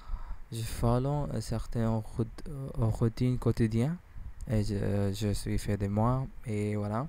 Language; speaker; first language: French; non-native, learner; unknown